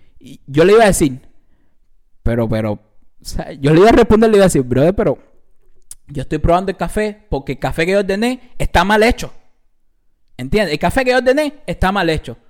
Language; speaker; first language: Spanish; native; Spanish